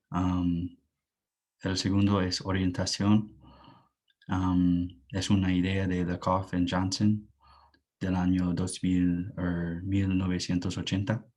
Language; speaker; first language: Spanish; non-native, fluent; English